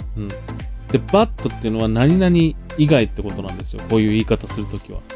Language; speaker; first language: Japanese; native; Japanese